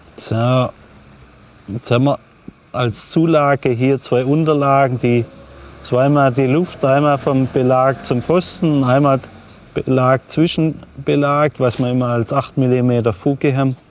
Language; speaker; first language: German; native; German